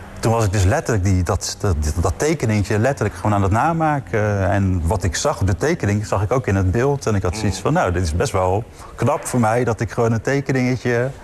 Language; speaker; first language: Dutch; native; Dutch